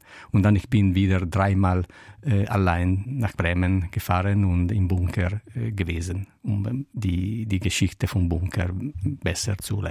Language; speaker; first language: German; non-native, learner; Italian